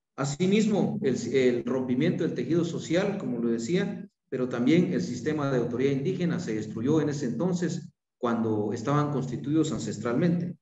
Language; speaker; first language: Spanish; non-native, local second language; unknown